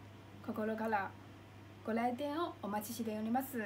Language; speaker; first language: Japanese; non-native, learner; Mongolian